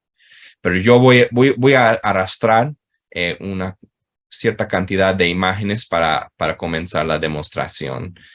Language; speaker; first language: Spanish; non-native, fluent; English